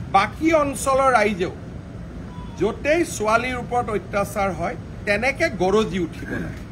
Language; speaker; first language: Assamese; native; Assamese